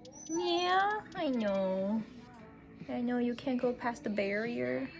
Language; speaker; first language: English; native; English